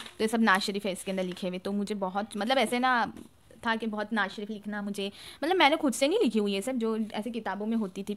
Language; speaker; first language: Urdu; native; Urdu